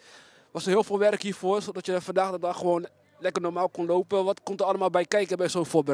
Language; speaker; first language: Dutch; native; Dutch